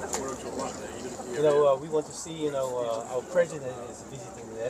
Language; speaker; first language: English; non-native, local second language; Korean